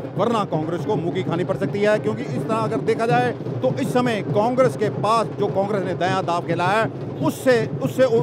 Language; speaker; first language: Hindi; non-native, local second language; Punjabi